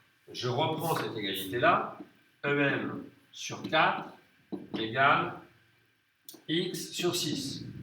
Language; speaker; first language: French; native; French